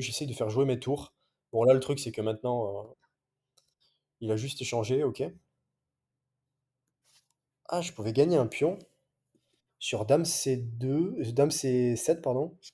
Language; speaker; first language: French; native; French